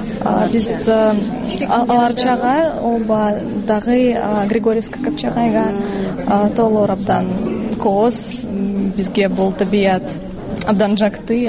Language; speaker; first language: Kyrgyz; non-native, learner; Russian